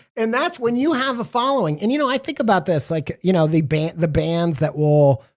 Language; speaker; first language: English; native; English